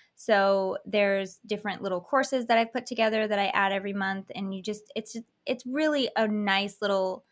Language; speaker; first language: English; native; English